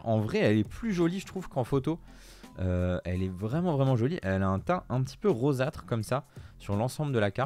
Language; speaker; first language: French; native; French